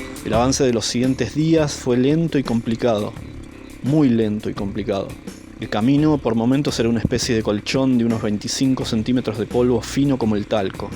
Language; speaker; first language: Spanish; native; Spanish